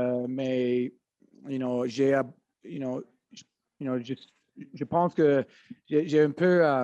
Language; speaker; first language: French; non-native, learner; English